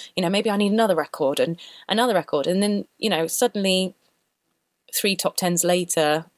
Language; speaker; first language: English; native; English